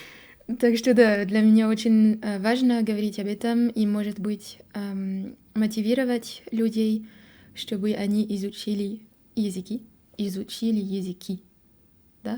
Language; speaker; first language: Russian; non-native, learner; French